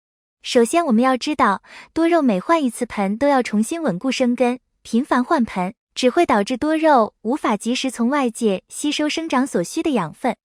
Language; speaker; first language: Chinese; native; Chinese